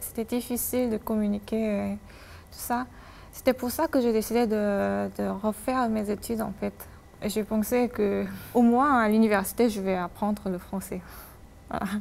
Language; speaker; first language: French; non-native, fluent; Korean